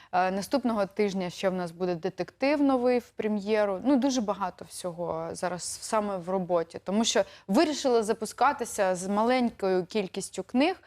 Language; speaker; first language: Ukrainian; native; Ukrainian